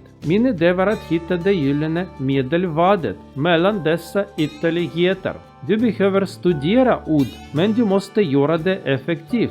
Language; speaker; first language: Swedish; non-native, learner; Russian